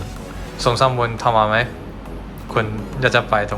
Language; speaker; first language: Thai; non-native, learner; Cantonese